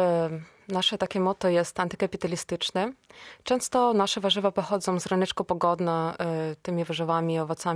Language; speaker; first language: Polish; non-native, fluent; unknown